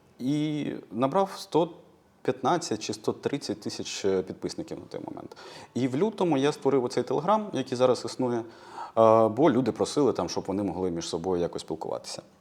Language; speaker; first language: Ukrainian; non-native, local second language; Russian